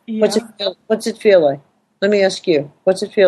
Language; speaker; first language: English; native; English